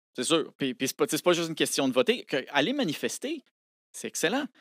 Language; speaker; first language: French; native; French